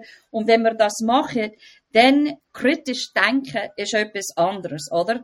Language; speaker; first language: German; non-native, fluent; English